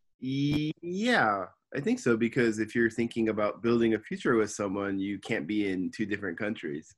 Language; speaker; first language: English; native; English